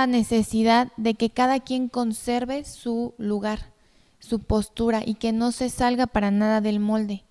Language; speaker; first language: Spanish; native; Spanish